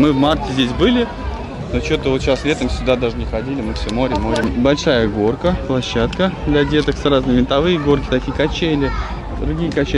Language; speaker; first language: Russian; native; Russian